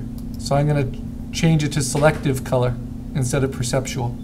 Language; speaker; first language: English; native; English